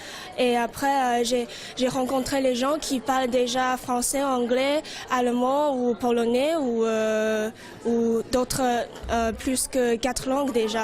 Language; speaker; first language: French; non-native, learner; Chinese